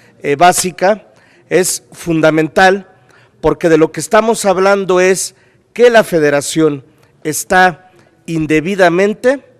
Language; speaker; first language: Spanish; native; Spanish